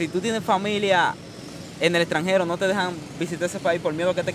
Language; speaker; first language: Spanish; native; Spanish